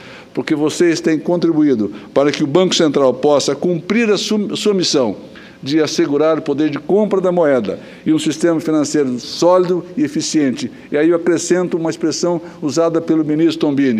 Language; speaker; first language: Portuguese; native; Portuguese